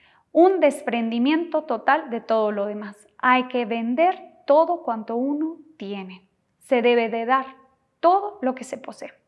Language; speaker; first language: Spanish; native; Spanish